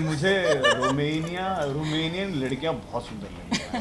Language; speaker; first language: Hindi; native; Hindi